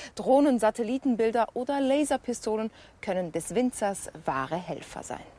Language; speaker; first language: German; native; German